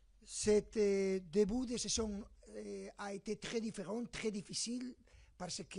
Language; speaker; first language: French; non-native, fluent; Spanish